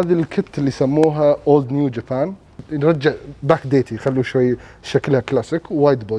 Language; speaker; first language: Arabic; native; Arabic